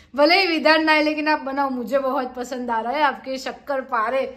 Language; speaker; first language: Hindi; non-native, local second language; Gujarati